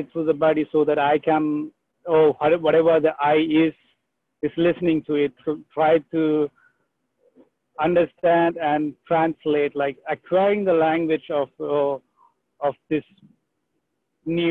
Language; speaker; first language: English; non-native, local second language; Sinhala